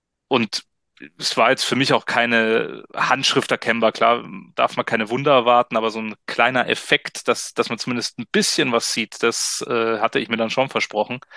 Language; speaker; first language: German; native; German